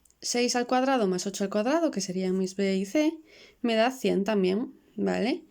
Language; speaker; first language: Spanish; native; Spanish